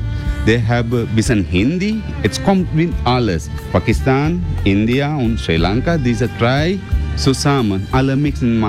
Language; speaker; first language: German; non-native, learner; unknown